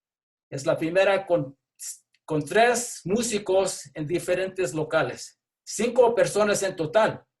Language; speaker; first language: Spanish; early bilingual, heritage; English